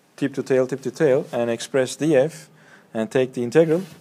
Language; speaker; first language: English; non-native, fluent; Turkish